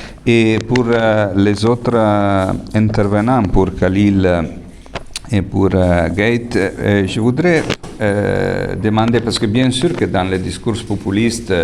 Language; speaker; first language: French; non-native, fluent; Italian